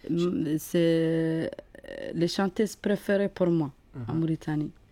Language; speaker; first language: French; non-native, learner; Arabic